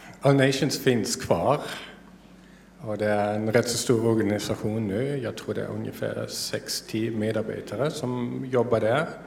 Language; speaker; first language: Swedish; non-native, fluent; German